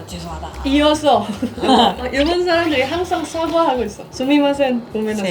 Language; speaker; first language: Korean; non-native, learner; Indonesian